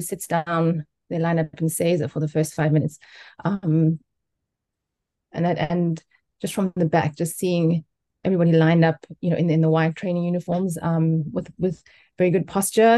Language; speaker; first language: English; native; English